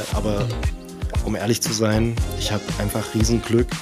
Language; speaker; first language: German; native; German